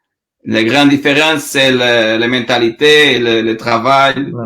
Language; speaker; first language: French; non-native, learner; Portuguese